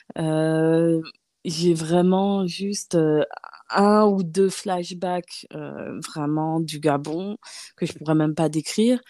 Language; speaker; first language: French; native; French